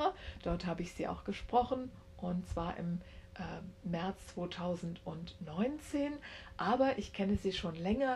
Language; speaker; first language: German; native; German